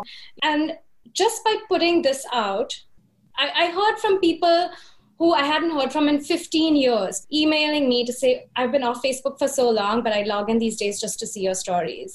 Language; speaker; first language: English; non-native, local second language; Hindi